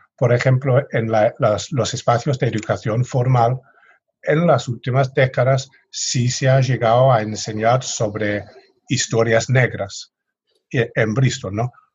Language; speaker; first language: Spanish; non-native, fluent; English